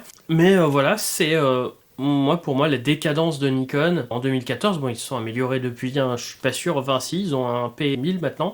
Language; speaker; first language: French; native; French